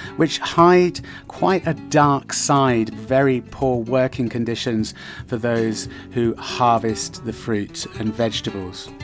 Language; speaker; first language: English; native; English